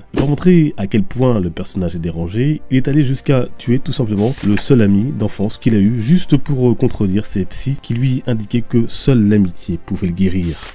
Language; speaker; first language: French; native; French